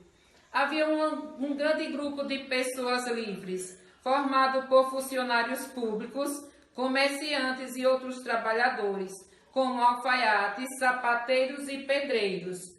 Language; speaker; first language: Portuguese; native; Portuguese